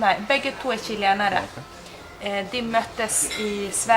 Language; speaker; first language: Norwegian; non-native, fluent; Spanish